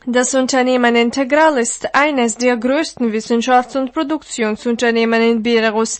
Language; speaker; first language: German; non-native, fluent; Russian